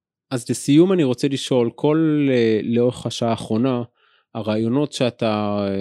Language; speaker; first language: Hebrew; native; Hebrew